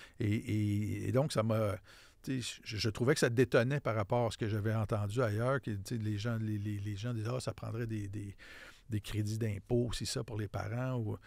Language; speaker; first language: French; native; French